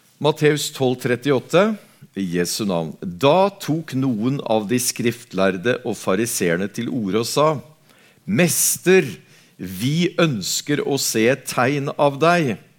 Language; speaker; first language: Norwegian; native; Norwegian